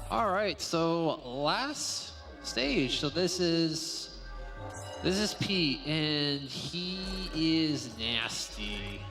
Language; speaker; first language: English; native; English